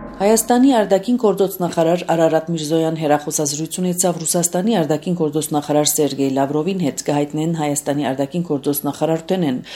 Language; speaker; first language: Armenian; early bilingual, heritage; Armenian